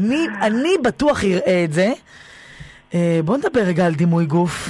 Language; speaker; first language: Hebrew; native; Hebrew